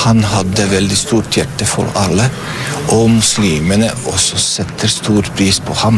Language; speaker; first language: Norwegian; non-native, fluent; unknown